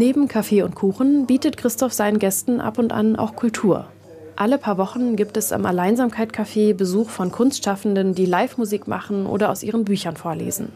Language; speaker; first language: German; native; German